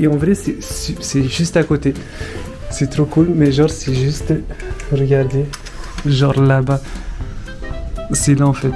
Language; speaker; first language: French; native; French